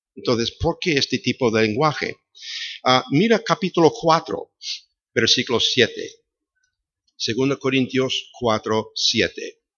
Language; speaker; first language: Spanish; non-native, fluent; English